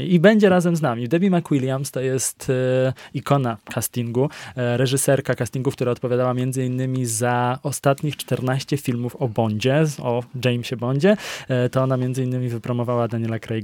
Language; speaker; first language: Polish; native; Polish